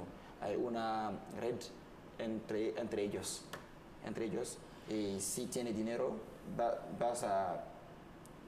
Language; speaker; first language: Spanish; non-native, learner; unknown